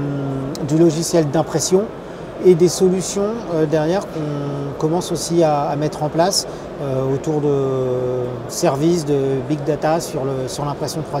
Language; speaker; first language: French; native; French